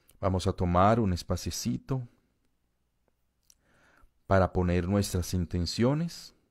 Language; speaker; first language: Spanish; native; Spanish